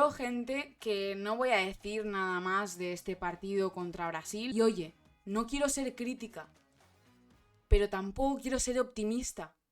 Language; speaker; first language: Spanish; native; Spanish